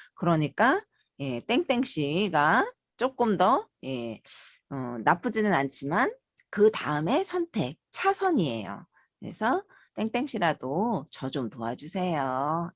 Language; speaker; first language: Korean; native; Korean